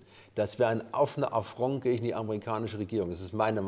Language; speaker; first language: German; native; German